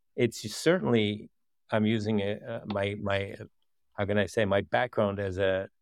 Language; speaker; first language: English; early bilingual, other home language; Dutch